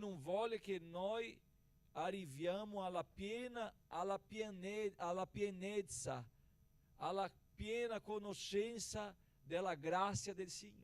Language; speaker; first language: Italian; non-native, fluent; Portuguese